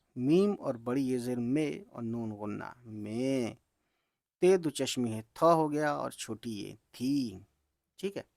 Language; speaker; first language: Urdu; native; Urdu